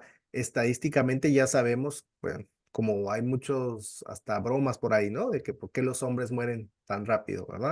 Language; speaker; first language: Spanish; native; Spanish